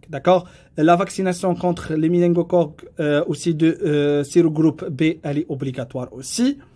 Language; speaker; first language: French; non-native, local second language; Arabic